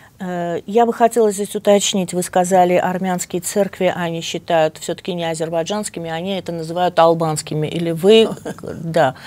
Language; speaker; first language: Russian; non-native, local second language; Armenian